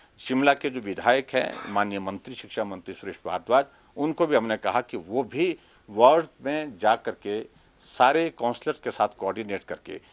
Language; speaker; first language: Hindi; native; Hindi